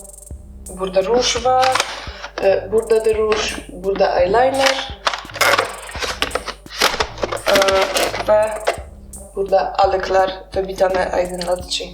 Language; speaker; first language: Turkish; non-native, learner; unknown